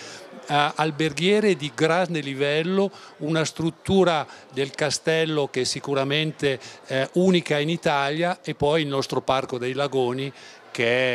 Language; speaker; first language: Italian; native; Italian